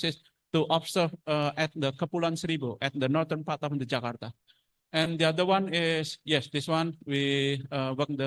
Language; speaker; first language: English; non-native, fluent; Indonesian